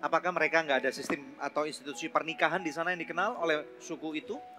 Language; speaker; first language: Indonesian; native; Indonesian